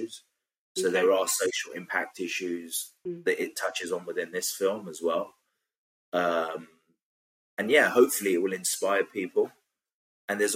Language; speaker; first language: English; native; English